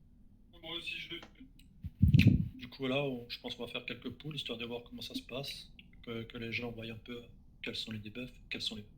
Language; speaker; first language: French; native; French